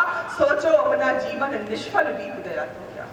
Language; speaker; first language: Hindi; native; Hindi